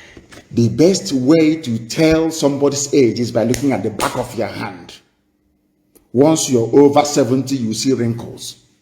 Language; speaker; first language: English; non-native, local second language; Igbo